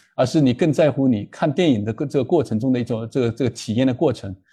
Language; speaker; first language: Chinese; native; Chinese